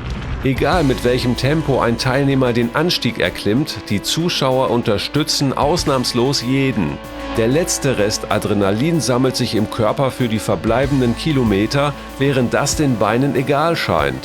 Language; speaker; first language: German; native; German